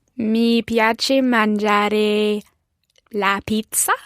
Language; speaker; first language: Italian; non-native, learner; English